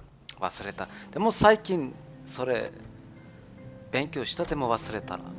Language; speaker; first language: Japanese; non-native, learner; German